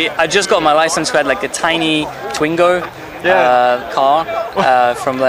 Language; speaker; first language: English; non-native, fluent; French